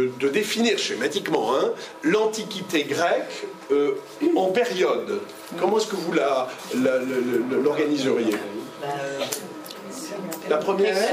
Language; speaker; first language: French; native; French